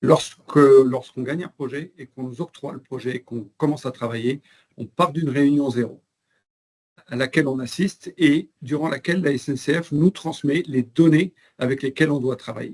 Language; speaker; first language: French; native; French